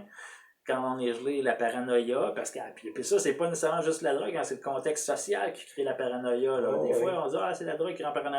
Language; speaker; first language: French; native; French